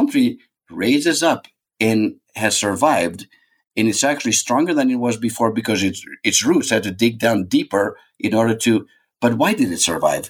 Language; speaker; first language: English; non-native, fluent; Greek